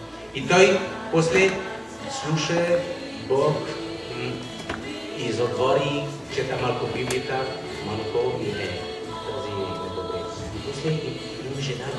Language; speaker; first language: Bulgarian; non-native, learner; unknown